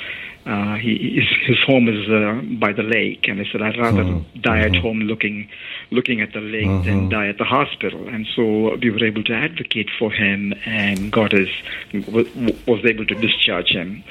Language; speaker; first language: English; non-native, local second language; Malayalam